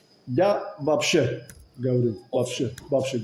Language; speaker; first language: Russian; non-native, fluent; Serbian